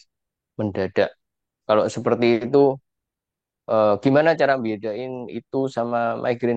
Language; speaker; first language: Indonesian; native; Indonesian